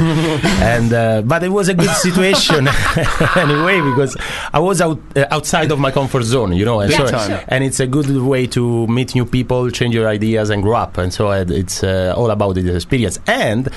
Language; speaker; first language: English; non-native, fluent; Italian